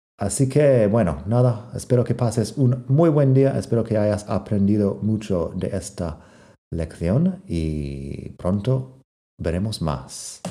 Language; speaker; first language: Spanish; non-native, fluent; English